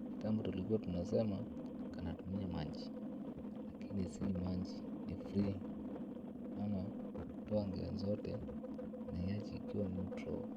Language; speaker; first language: Swahili; native; Swahili